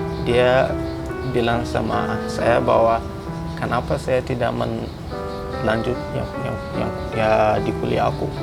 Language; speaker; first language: Indonesian; non-native, fluent; Hausa